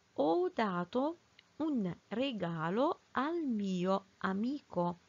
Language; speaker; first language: Italian; non-native, fluent; Arabic